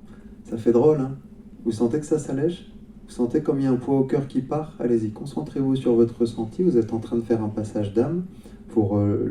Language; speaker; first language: French; native; French